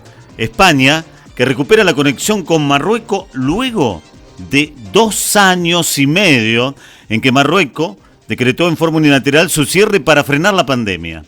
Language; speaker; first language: Spanish; native; Spanish